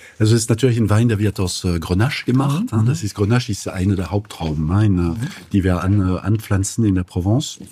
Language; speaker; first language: German; non-native, fluent; French